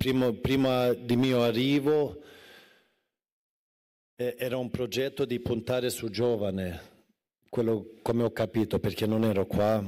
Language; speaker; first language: Italian; non-native, fluent; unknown